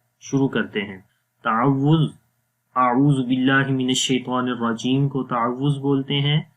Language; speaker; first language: Urdu; non-native, local second language; Punjabi